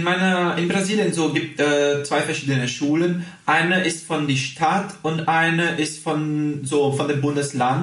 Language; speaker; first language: German; early bilingual, heritage; Portuguese